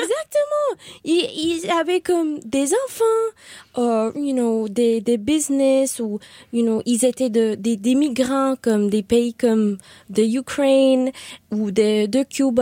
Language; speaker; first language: French; non-native, learner; Spanish